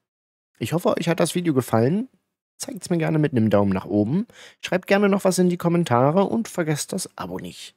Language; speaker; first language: German; native; German